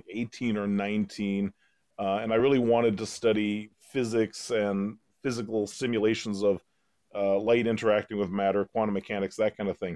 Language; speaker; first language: English; native; English